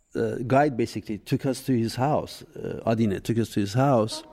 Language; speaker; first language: English; non-native, fluent; Persian